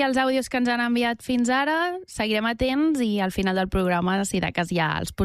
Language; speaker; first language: Catalan; native; Catalan